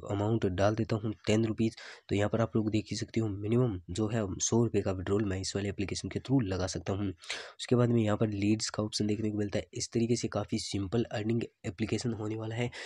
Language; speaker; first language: Hindi; native; Hindi